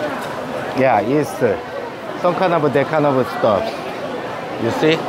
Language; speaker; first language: English; non-native, learner; Korean